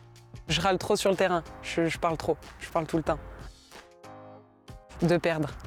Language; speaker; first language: French; native; French